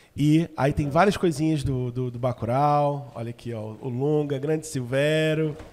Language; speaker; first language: Portuguese; native; Portuguese